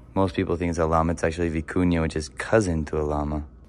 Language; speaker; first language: English; native; English